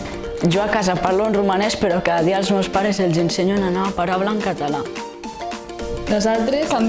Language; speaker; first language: Catalan; early bilingual, other home language; Romanian